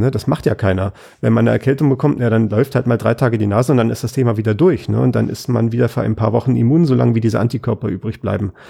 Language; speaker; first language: German; native; German